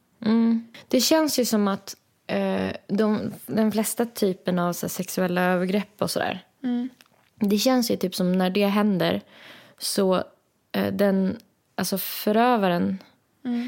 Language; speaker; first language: Swedish; native; Swedish